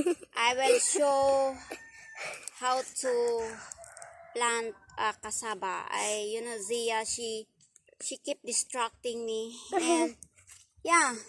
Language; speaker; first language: English; non-native, learner; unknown